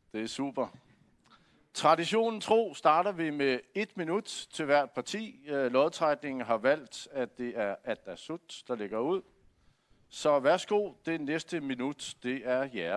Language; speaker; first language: Danish; native; Danish